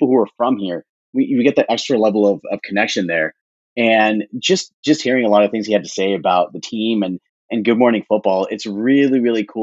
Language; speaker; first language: English; native; English